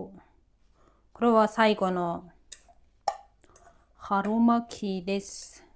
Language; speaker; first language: Japanese; non-native, fluent; Mongolian